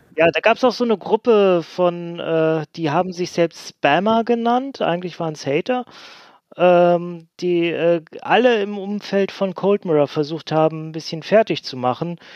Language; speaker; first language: German; native; German